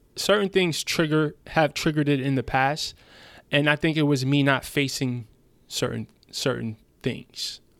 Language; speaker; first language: English; early bilingual, other home language; German